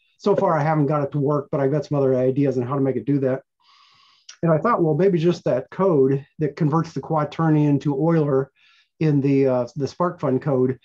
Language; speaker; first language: English; native; English